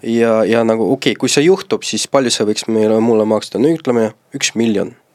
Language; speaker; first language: Estonian; non-native, local second language; Russian